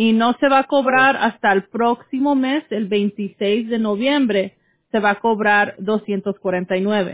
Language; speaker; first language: Spanish; early bilingual, heritage; English